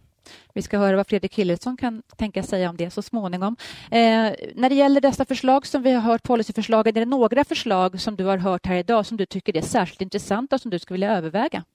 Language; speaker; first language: Swedish; native; Swedish